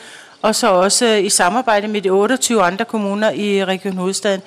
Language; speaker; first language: Danish; native; Danish